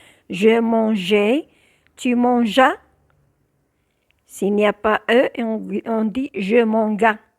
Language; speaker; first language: French; non-native, local second language; Arabic